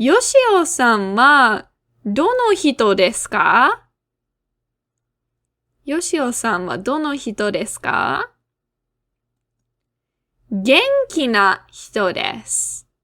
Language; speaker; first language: Japanese; non-native, fluent; English